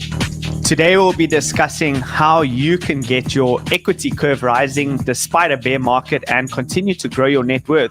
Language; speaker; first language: English; native; English